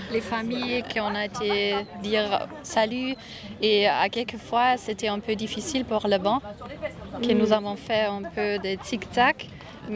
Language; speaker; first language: French; non-native, learner; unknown